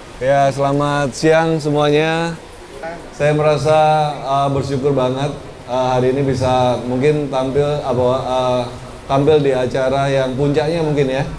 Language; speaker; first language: Indonesian; native; Indonesian